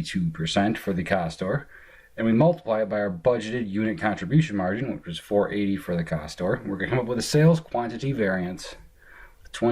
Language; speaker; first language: English; native; English